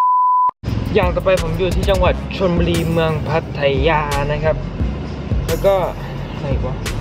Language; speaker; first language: Thai; native; Thai